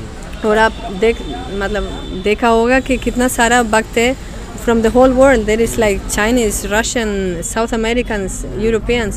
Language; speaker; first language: Hindi; non-native, fluent; Spanish